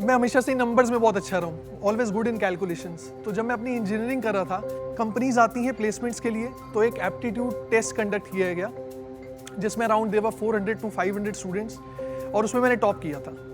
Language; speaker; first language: Hindi; native; Hindi